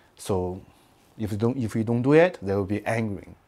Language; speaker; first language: English; non-native, learner; Chinese